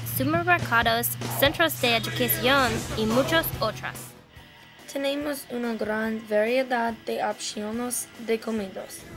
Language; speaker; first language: Spanish; non-native, learner; English